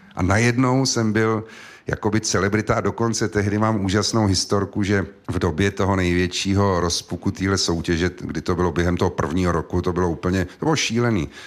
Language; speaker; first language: Czech; native; Czech